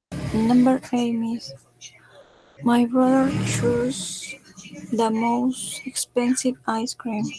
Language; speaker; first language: English; non-native, learner; Spanish